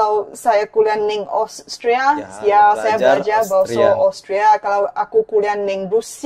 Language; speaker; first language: Indonesian; non-native, fluent; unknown